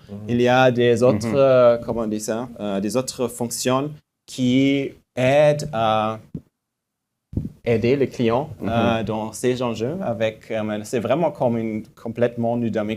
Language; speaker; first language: French; non-native, fluent; German